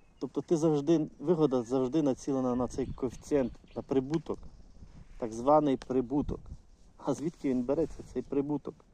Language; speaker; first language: Ukrainian; non-native, local second language; Russian